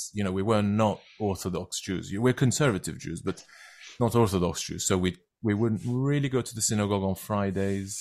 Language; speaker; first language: English; non-native, fluent; Turkish